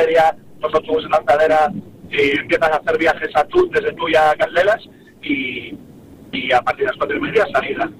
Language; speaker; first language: Spanish; native; Spanish